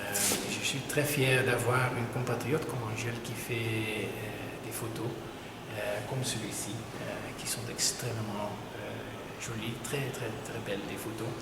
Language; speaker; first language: French; non-native, fluent; Dutch